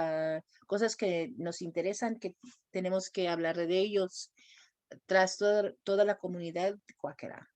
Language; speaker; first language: Spanish; non-native, fluent; English